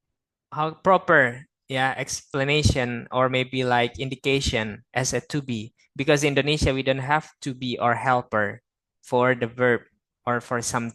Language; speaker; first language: English; non-native, fluent; Indonesian